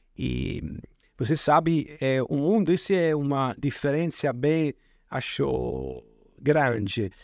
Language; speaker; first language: Portuguese; non-native, fluent; Italian